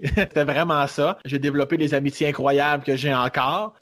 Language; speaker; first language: French; native; French